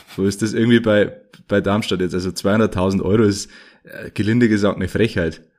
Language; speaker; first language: German; native; German